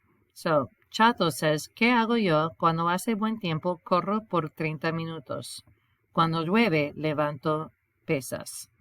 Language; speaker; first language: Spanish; non-native, fluent; English